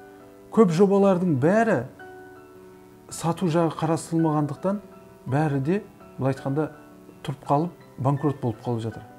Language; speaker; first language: Kazakh; native; Kazakh